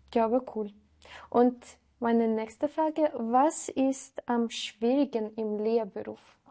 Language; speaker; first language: German; non-native, learner; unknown